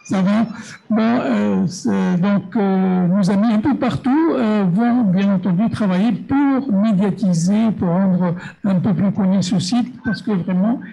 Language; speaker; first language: French; non-native, local second language; Arabic